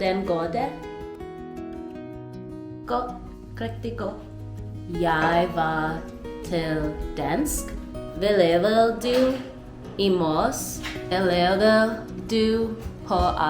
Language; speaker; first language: Danish; non-native, learner; English